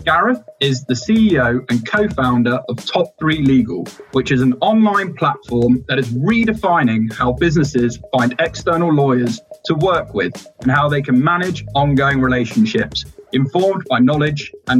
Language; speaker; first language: English; native; English